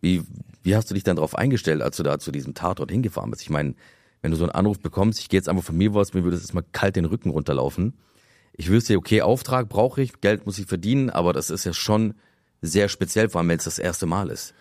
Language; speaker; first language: German; native; German